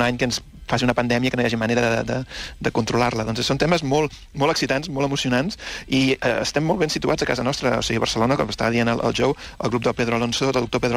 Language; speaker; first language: Catalan; native; Catalan